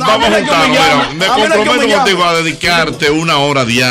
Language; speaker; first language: Spanish; native; Spanish